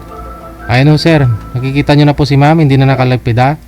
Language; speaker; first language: Filipino; native; Filipino